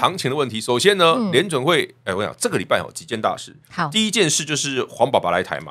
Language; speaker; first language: Chinese; native; Chinese